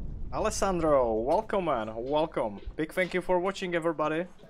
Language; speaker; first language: English; non-native, learner; Czech